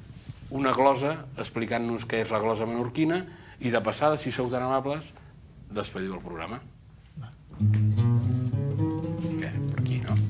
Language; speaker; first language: Catalan; native; Catalan